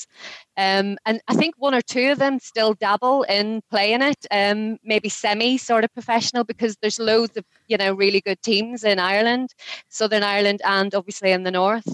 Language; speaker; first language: English; native; English